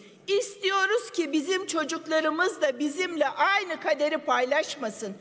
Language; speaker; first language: Turkish; native; Turkish